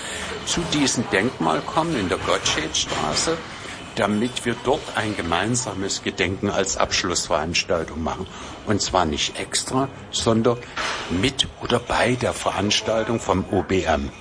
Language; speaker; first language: German; native; German